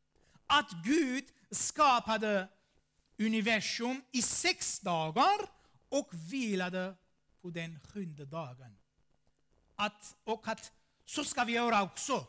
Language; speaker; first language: Swedish; non-native, fluent; Armenian